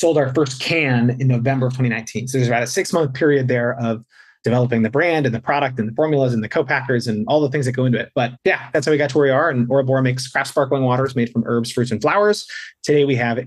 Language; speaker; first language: English; native; English